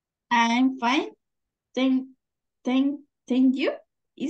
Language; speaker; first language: English; non-native, learner; Spanish